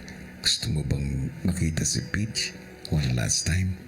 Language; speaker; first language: Filipino; native; Filipino